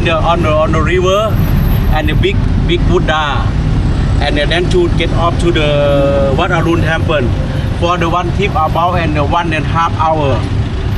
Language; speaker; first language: English; non-native, learner; Thai